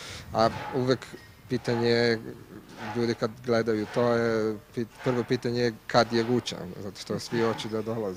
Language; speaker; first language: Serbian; non-native, learner; Italian